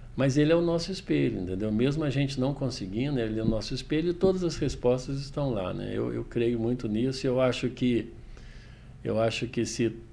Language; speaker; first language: Portuguese; native; Portuguese